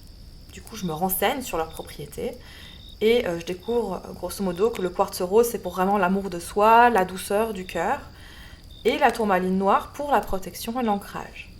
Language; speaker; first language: French; native; French